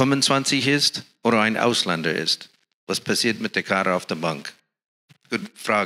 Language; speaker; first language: German; non-native, fluent; English